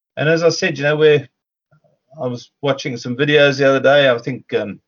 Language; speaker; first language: English; native; English